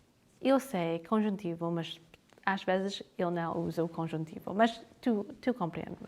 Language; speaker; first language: Portuguese; non-native, learner; English